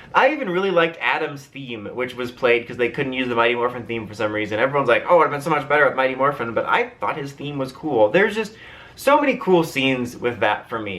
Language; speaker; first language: English; native; English